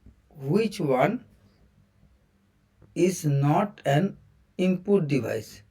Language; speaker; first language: English; non-native, local second language; Bangla